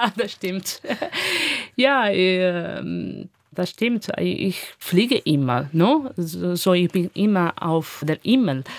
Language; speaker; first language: German; non-native, learner; Italian